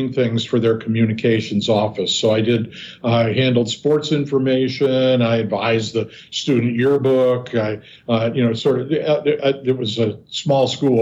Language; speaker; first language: English; native; English